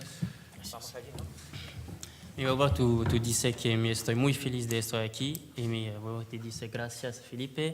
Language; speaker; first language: Spanish; non-native, learner; French